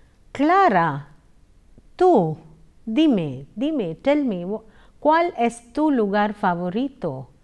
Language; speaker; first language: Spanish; non-native, fluent; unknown